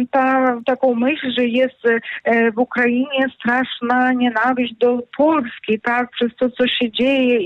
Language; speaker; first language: Polish; non-native, fluent; Ukrainian